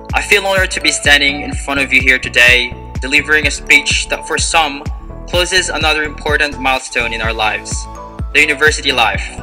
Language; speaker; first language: English; non-native, local second language; Filipino